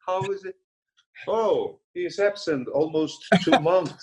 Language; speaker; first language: English; non-native, learner; Russian